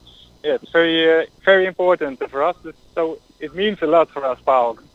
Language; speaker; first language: English; non-native, fluent; Dutch